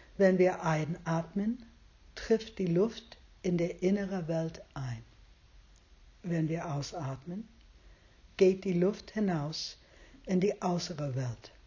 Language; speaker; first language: German; non-native, fluent; English